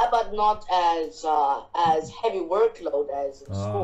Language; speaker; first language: English; non-native, fluent; Chinese